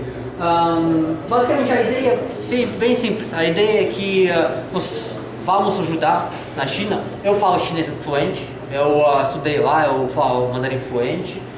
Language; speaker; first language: Portuguese; non-native, learner; Russian